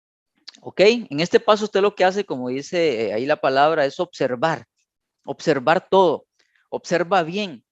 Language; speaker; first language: Spanish; native; Spanish